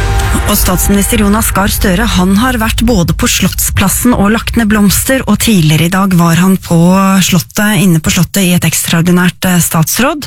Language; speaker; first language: Norwegian; native; Norwegian